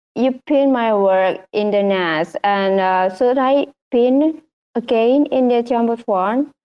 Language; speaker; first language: English; non-native, learner; Indonesian